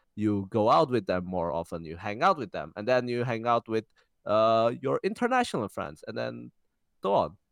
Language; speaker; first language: English; early bilingual, heritage; Czech